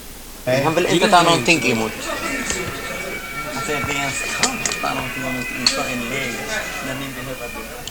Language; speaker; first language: Swedish; non-native, fluent; Arabic